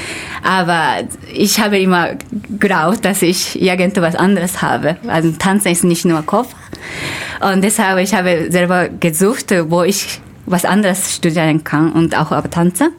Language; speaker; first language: German; non-native, fluent; Japanese